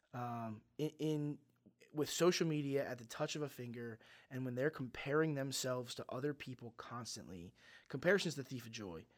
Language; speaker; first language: English; native; English